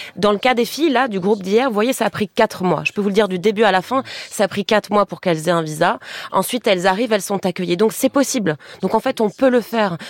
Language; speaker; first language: French; native; French